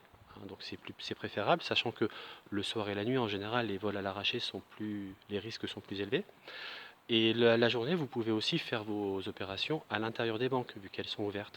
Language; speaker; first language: French; native; French